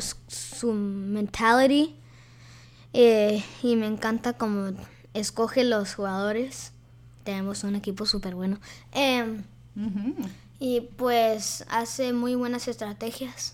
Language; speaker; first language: Spanish; early bilingual, heritage; Spanish